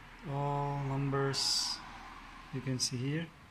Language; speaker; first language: English; non-native, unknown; Czech